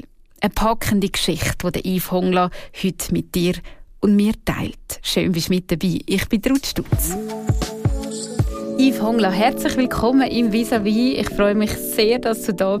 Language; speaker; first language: German; native; German